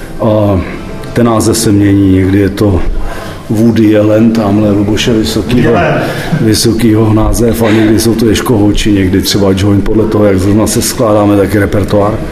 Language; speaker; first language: Czech; native; Czech